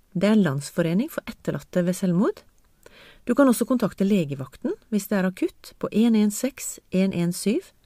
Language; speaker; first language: Norwegian; native; Norwegian